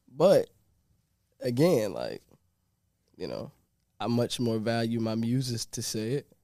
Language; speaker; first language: English; native; English